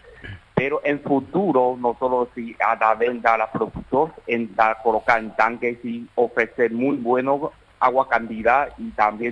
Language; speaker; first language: Spanish; non-native, learner; Chinese